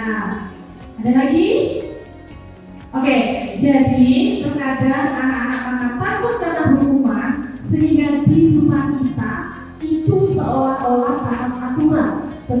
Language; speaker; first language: Indonesian; native; Indonesian